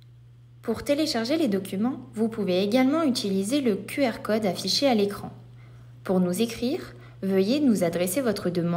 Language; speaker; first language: French; native; French